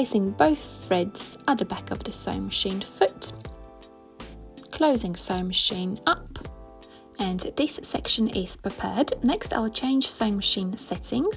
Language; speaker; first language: English; non-native, fluent; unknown